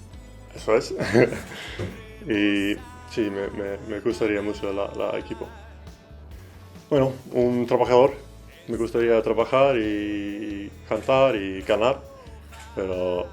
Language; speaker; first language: Spanish; non-native, learner; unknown